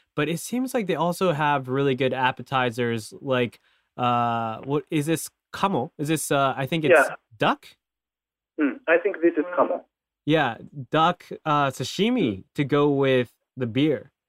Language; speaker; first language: English; non-native, fluent; Japanese